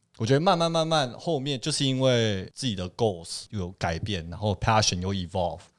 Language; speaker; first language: Chinese; early bilingual, heritage; Chinese